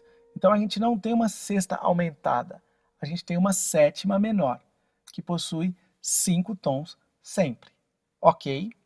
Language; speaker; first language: Portuguese; native; Portuguese